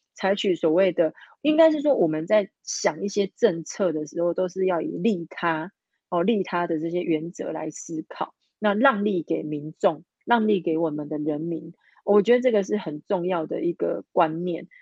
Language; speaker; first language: Chinese; native; Chinese